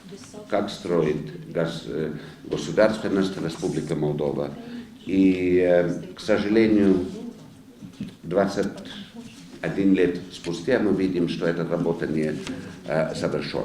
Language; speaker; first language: Russian; non-native, fluent; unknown